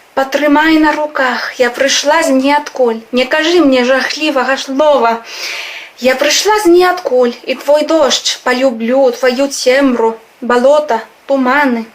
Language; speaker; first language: Belarusian; non-native, fluent; Spanish